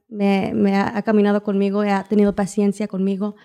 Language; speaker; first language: Spanish; early bilingual, heritage; Spanish